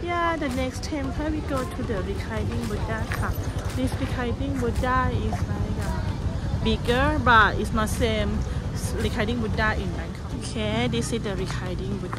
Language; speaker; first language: English; non-native, learner; Thai